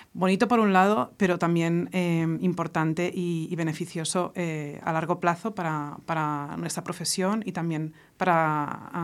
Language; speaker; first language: Spanish; native; Spanish